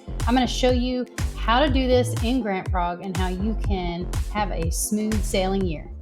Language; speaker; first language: English; native; English